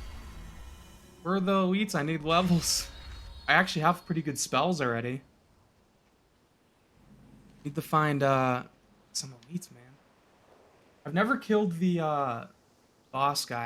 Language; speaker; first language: English; native; English